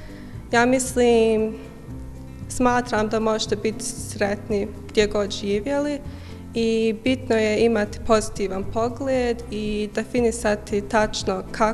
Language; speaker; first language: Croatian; early bilingual, heritage; Bosnian